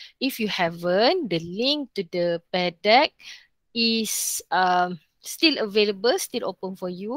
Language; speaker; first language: English; non-native, local second language; Malay